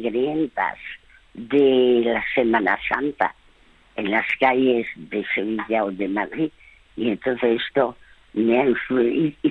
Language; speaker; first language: Spanish; early bilingual, other home language; French